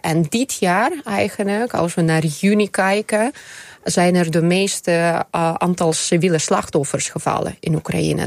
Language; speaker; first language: Dutch; non-native, fluent; Ukrainian